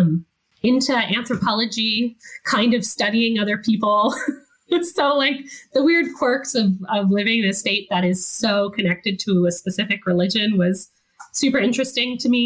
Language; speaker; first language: English; native; English